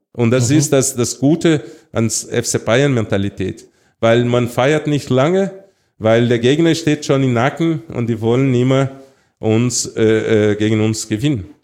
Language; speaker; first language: German; non-native, fluent; Portuguese